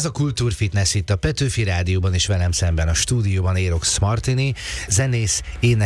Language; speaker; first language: Hungarian; native; Hungarian